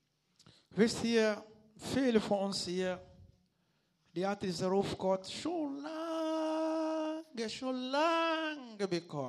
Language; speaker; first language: German; non-native, learner; Lingala